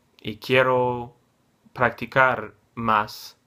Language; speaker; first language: Spanish; non-native, learner; English